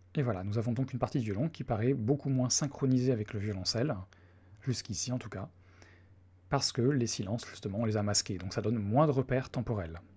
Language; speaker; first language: French; native; French